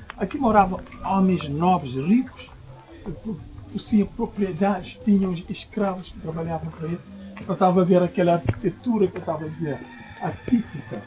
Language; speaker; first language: Portuguese; non-native, local second language; Kabuverdianu